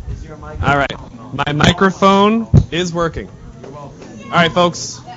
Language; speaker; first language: English; native; English